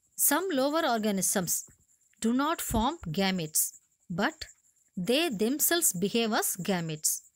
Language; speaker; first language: English; non-native, local second language; Tamil